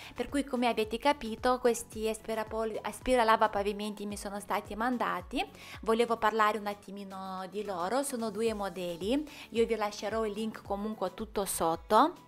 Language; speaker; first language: Italian; non-native, fluent; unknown